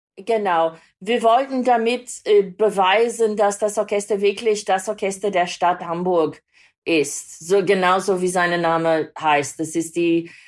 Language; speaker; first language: German; non-native, fluent; English